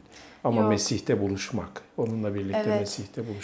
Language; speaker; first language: Turkish; native; Turkish